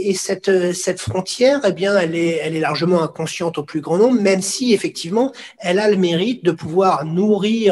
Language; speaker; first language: French; native; French